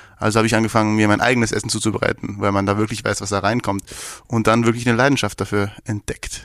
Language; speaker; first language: German; early bilingual, other home language; Persian